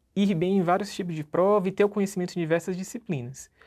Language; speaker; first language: Portuguese; native; Portuguese